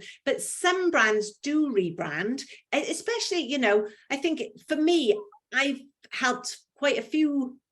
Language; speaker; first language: English; native; English